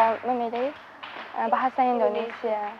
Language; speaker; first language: Indonesian; non-native, learner; Uzbek